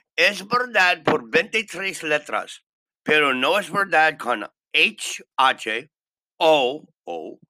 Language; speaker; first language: Spanish; non-native, learner; English